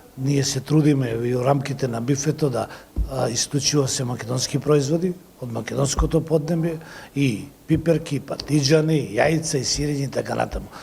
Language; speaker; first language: Macedonian; non-native, local second language; Serbian